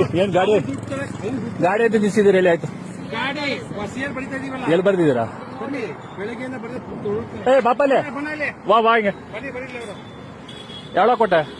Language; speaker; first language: Kannada; native; Kannada